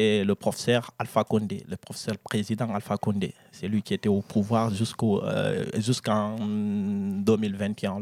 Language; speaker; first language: French; non-native, local second language; Fula